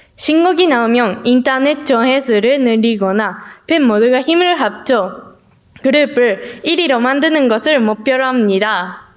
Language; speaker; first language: Korean; non-native, learner; Japanese